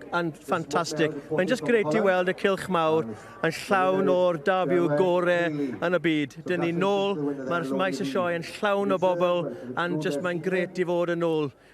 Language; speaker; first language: Welsh; non-native, local second language; English